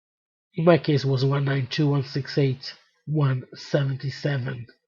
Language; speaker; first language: English; non-native, fluent; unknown